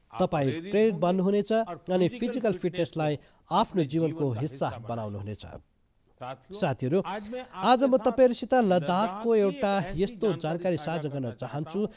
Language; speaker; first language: Nepali; native; Nepali